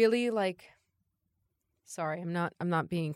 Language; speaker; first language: English; native; English